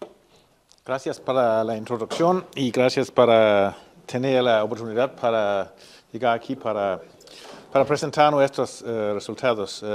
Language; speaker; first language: Spanish; non-native, fluent; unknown